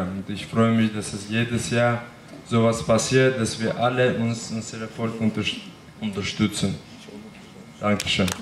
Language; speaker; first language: German; early bilingual, other home language; Armenian